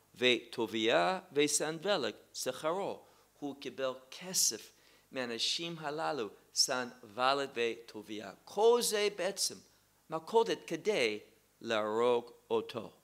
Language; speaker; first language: Hebrew; non-native, fluent; English